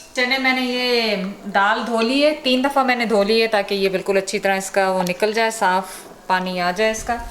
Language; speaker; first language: Urdu; native; Urdu